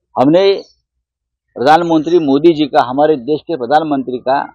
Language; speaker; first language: Hindi; non-native, local second language; Marathi